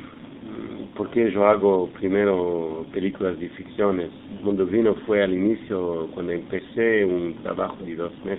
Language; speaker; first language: Spanish; non-native, fluent; English